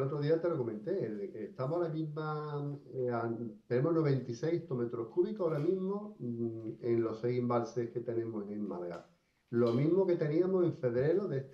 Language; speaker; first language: Spanish; native; Spanish